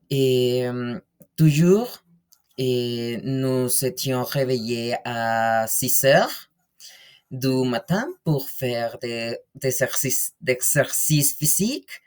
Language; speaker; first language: French; non-native, learner; Spanish